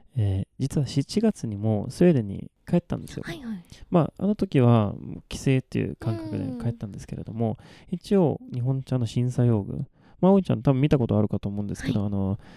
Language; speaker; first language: Japanese; non-native, fluent; Swedish